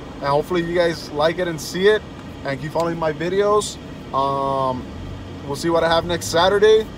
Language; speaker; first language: English; early bilingual, other home language; Spanish